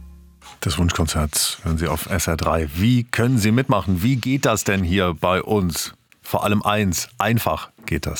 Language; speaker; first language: German; native; German